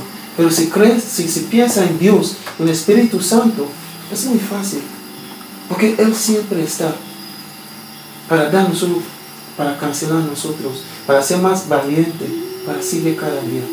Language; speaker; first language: Spanish; non-native, learner; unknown